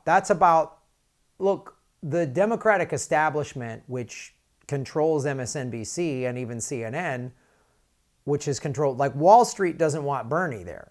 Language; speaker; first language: English; native; English